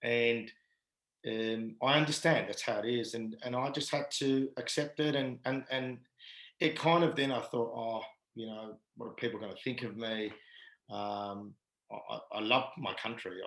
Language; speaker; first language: English; native; English